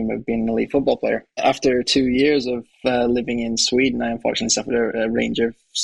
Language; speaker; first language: English; native; English